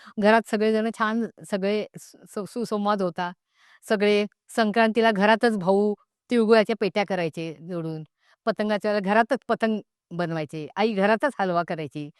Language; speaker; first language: Marathi; non-native, local second language; Konkani